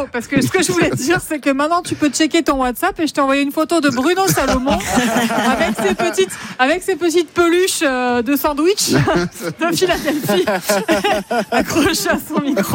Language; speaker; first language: French; native; French